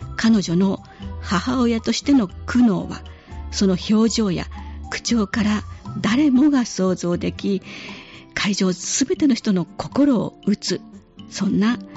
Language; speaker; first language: Japanese; native; Japanese